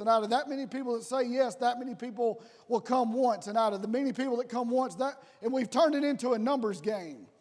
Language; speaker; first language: English; native; English